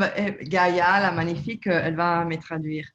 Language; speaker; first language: French; non-native, learner; Italian